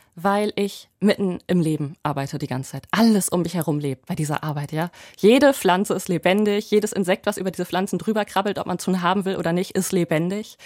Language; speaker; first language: German; native; German